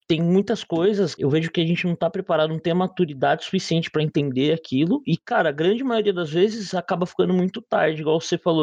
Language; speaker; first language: Portuguese; native; Portuguese